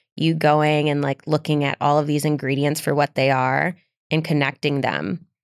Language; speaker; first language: English; native; English